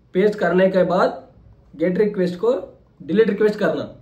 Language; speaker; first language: Hindi; non-native, local second language; Telugu